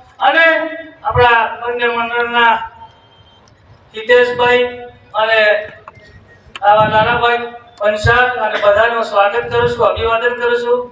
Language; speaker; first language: Gujarati; native; Gujarati